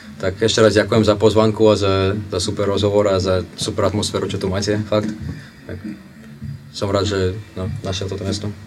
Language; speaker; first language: Slovak; non-native, fluent; Russian